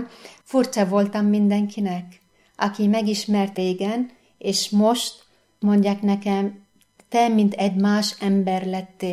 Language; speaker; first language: Hungarian; non-native, fluent; Arabic